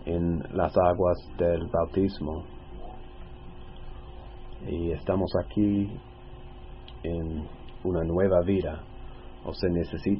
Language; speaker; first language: Spanish; non-native, fluent; English